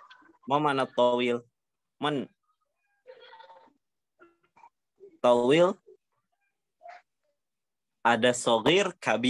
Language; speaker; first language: Arabic; non-native, fluent; Indonesian